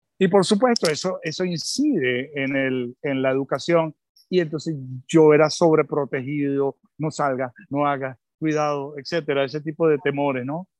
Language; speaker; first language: Spanish; early bilingual, other home language; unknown